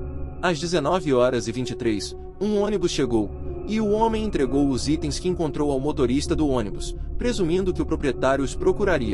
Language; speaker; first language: Portuguese; native; Portuguese